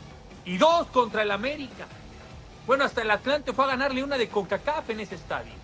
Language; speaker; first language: Spanish; native; Spanish